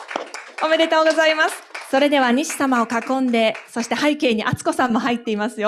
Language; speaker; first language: Japanese; native; Japanese